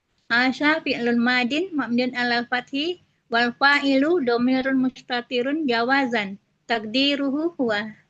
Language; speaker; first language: Arabic; non-native, learner; Indonesian